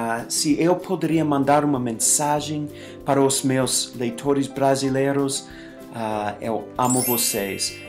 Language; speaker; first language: Portuguese; non-native, fluent; English